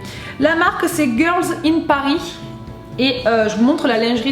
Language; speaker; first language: French; native; French